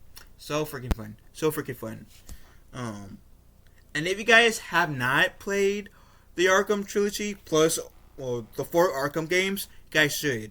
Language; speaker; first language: English; native; English